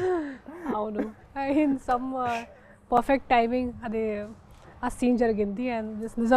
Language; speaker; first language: Telugu; non-native, fluent; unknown